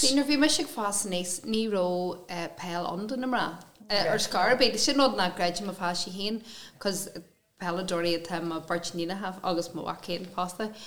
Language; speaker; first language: Irish; non-native, local second language; English